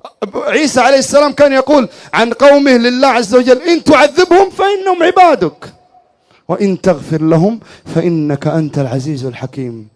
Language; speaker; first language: Arabic; native; Arabic